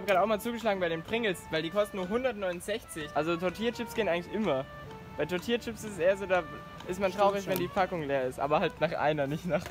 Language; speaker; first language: German; native; German